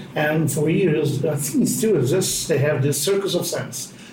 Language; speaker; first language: English; non-native, fluent; Portuguese